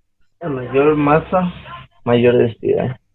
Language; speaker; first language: Spanish; native; Spanish